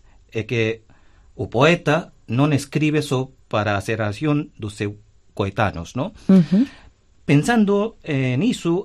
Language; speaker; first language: Galician; non-native, fluent; Hindi